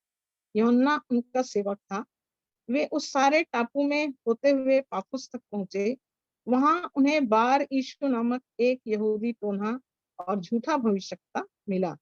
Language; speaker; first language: Hindi; native; Hindi